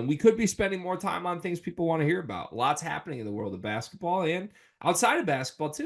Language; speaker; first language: English; native; English